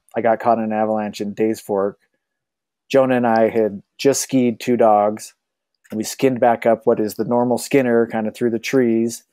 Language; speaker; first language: English; native; English